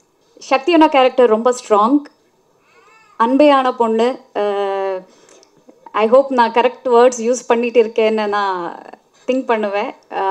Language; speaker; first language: Tamil; non-native, local second language; Kannada